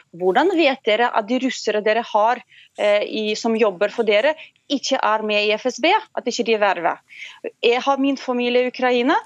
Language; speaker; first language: Norwegian; non-native, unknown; Russian